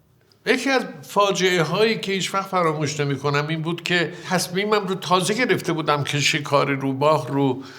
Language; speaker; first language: Persian; native; Persian